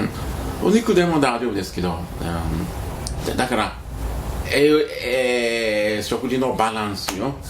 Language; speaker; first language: Japanese; non-native, learner; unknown